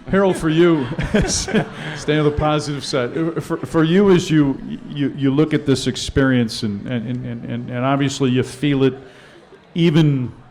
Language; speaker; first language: English; native; English